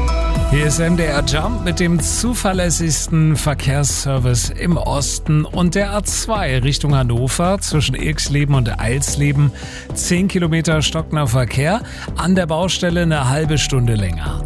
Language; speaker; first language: German; native; German